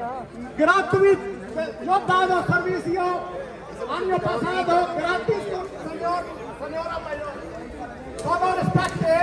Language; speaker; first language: Spanish; non-native, learner; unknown